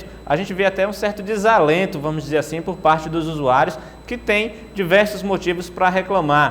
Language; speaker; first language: Portuguese; native; Portuguese